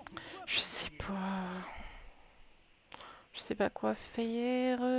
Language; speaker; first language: French; native; French